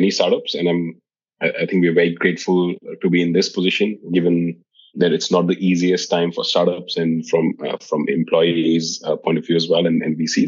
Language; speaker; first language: English; non-native, local second language; Hindi